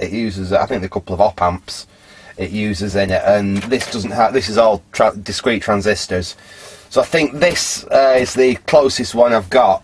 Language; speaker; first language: English; native; English